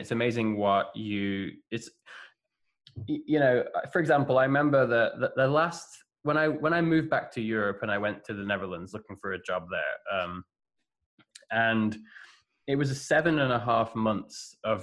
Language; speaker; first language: English; native; English